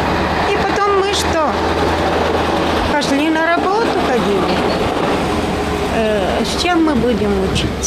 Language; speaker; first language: Russian; non-native, local second language; Albanian